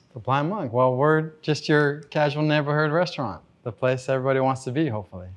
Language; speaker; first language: English; native; English